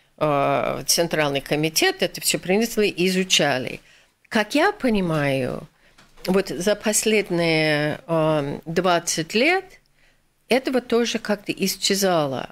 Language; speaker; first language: Russian; non-native, fluent; English